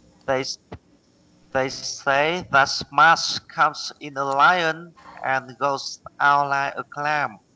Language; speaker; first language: English; non-native, learner; Vietnamese